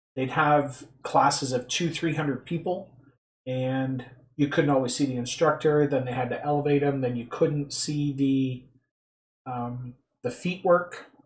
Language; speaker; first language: English; native; English